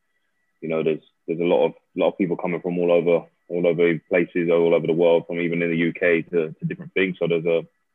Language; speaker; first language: English; native; English